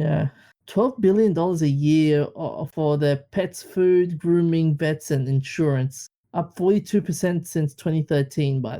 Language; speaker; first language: English; native; English